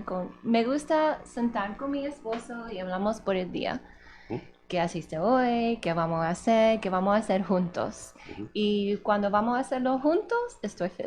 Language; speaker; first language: Spanish; early bilingual, heritage; Spanish